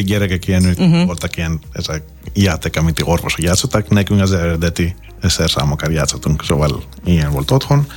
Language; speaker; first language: Hungarian; non-native, learner; Greek